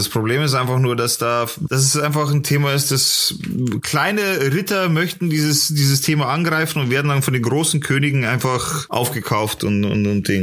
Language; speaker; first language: German; native; German